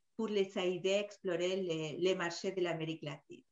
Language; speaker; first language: French; non-native, fluent; Spanish